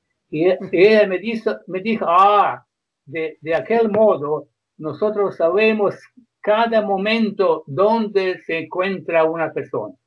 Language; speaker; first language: Spanish; non-native, fluent; Croatian